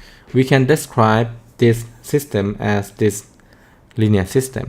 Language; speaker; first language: English; non-native, fluent; Thai